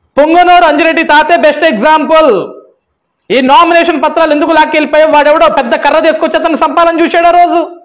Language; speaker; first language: Telugu; native; Telugu